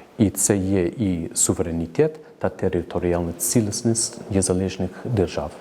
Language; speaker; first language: Ukrainian; non-native, fluent; English